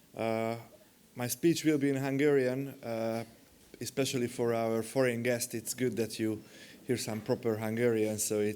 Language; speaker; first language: English; non-native, fluent; Hungarian